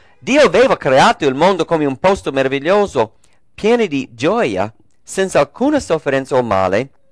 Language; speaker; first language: Italian; early bilingual, heritage; English